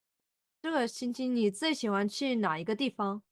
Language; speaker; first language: Chinese; early bilingual, heritage; English